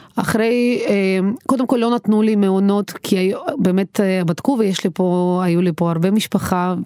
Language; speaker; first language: Hebrew; non-native, fluent; Uzbek